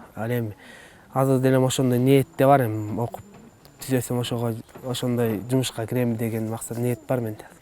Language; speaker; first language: Kyrgyz; early bilingual, heritage; Kyrgyz